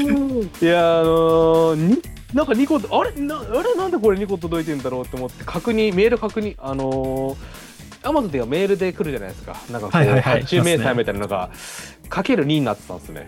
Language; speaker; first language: Japanese; native; Japanese